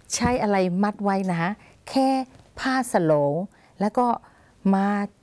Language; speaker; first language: Thai; non-native, fluent; Burmese